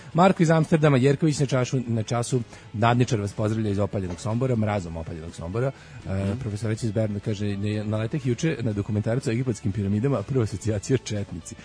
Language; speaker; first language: Serbian; native; Serbian